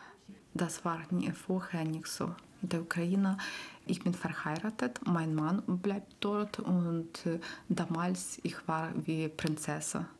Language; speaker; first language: German; non-native, learner; Ukrainian